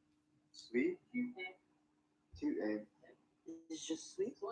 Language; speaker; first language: French; non-native, learner; English